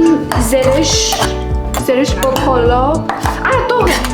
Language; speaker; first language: Persian; non-native, learner; Chinese